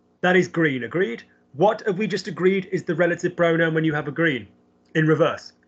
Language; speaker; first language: English; native; English